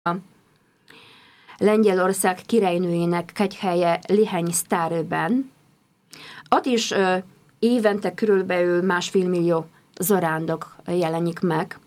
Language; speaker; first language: Hungarian; non-native, fluent; Polish